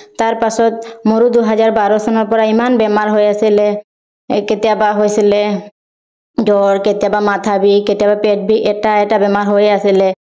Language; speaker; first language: Assamese; non-native, local second language; Bodo